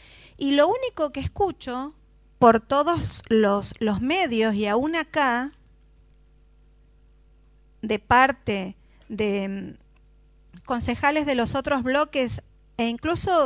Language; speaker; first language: Spanish; native; Spanish